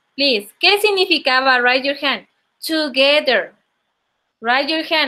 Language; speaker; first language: English; non-native, learner; Spanish